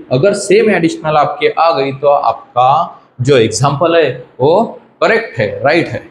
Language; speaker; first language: Hindi; non-native, local second language; Marathi